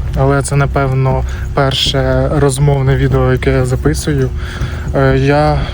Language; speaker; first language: Ukrainian; non-native, local second language; Russian